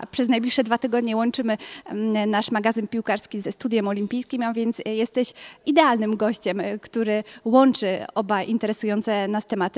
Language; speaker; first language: Polish; native; Polish